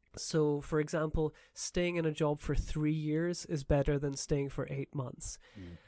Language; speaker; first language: English; native; English